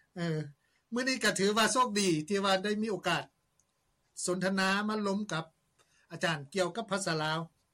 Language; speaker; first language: Lao; native; Lao